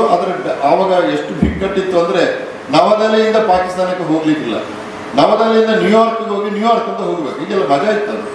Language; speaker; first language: Kannada; non-native, local second language; Tulu